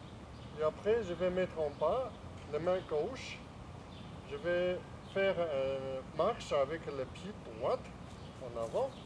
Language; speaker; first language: French; non-native, learner; Chinese